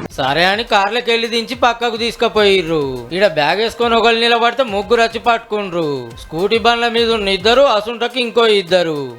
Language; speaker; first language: Telugu; native; Telugu